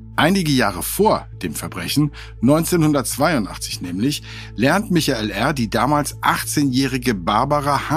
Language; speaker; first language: German; native; German